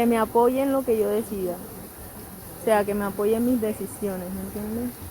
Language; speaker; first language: Spanish; native; Spanish